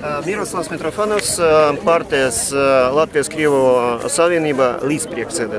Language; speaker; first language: Latvian; non-native, local second language; Russian